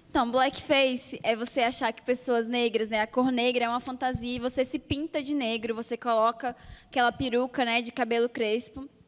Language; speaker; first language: Portuguese; native; Portuguese